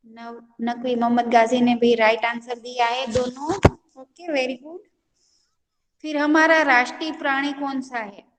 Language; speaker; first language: Hindi; non-native, local second language; Gujarati